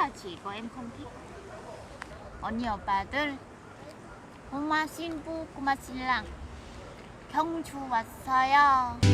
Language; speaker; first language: Korean; non-native, learner; Vietnamese